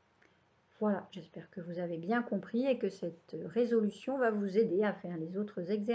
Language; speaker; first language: French; native; French